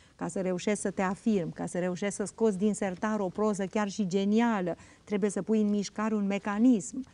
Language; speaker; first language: Romanian; native; Romanian